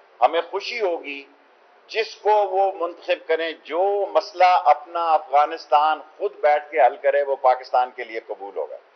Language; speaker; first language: Urdu; non-native, local second language; Punjabi